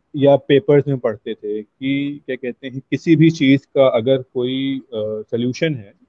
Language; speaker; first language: Hindi; native; Hindi